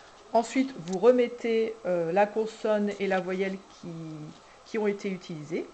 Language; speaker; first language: French; native; French